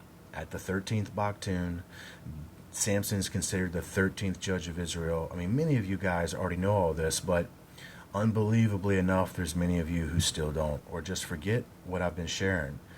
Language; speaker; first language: English; native; English